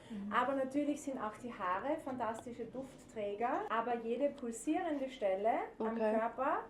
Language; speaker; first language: German; native; German